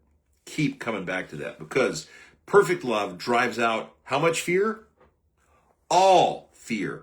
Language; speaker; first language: English; native; English